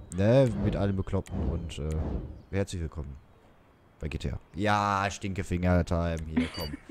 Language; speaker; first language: German; native; German